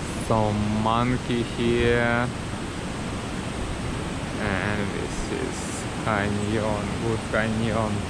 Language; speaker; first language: English; non-native, learner; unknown